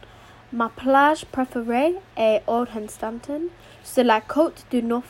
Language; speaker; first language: French; non-native, learner; English